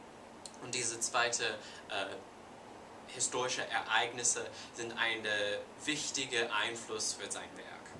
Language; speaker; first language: German; non-native, learner; English